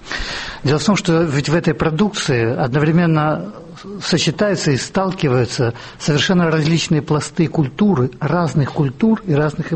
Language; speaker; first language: Russian; native; Russian